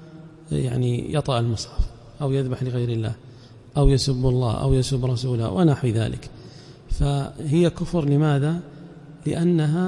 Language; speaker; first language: Arabic; native; Arabic